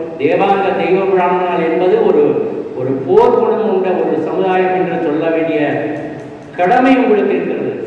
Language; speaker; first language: Tamil; non-native, local second language; Kannada